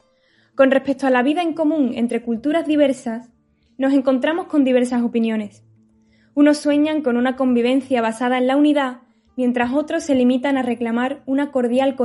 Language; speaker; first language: Spanish; native; Spanish